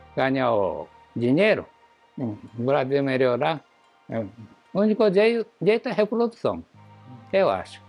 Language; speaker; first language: Portuguese; non-native, learner; Japanese